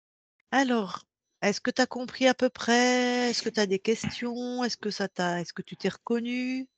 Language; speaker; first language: French; native; French